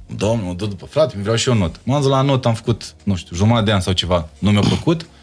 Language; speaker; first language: Romanian; native; Romanian